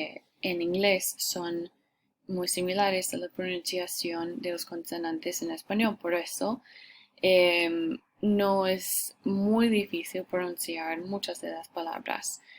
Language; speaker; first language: Spanish; non-native, fluent; English